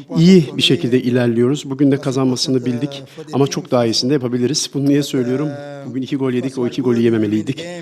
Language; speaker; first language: Turkish; native; Turkish